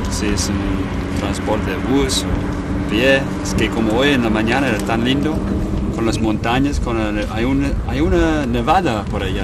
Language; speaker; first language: Spanish; non-native, learner; English